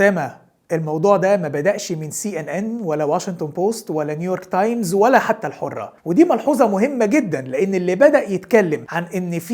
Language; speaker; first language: Arabic; native; Arabic